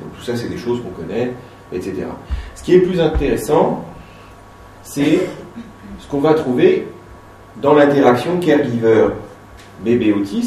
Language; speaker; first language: French; native; French